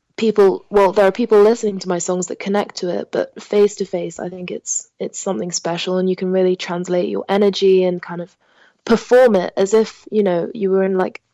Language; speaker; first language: English; non-native, local second language; French